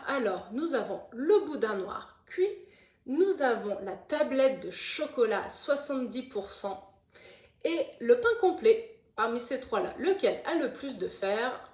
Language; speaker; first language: French; native; French